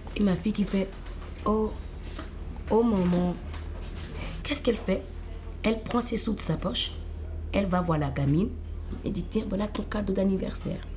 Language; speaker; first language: French; non-native, local second language; Fon